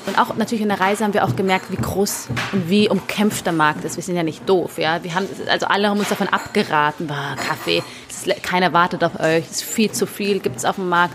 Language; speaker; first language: German; early bilingual, other home language; Amharic